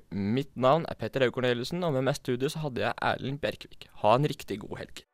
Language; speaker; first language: Norwegian; native; Norwegian